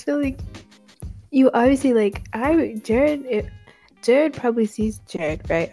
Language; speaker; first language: English; native; English